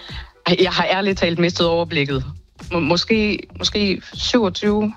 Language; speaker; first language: Danish; native; Danish